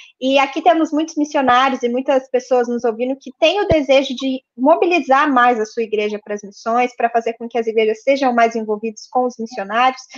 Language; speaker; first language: Portuguese; native; Portuguese